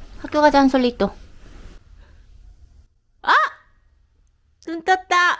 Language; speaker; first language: Spanish; non-native, fluent; Korean